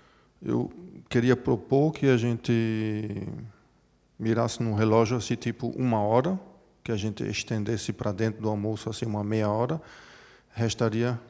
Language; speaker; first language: Portuguese; non-native, fluent; German